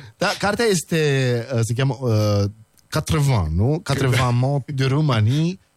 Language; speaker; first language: Romanian; native; Romanian